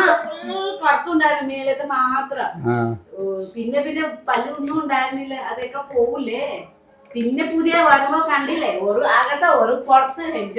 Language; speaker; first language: Malayalam; non-native, learner; Nepali